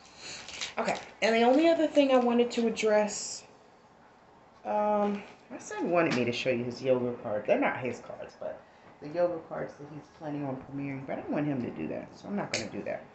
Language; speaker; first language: English; native; English